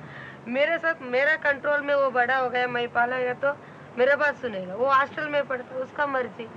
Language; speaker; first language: Hindi; non-native, local second language; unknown